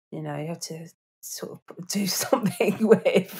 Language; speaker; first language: English; native; English